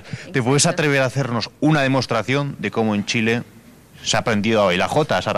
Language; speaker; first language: Spanish; native; Spanish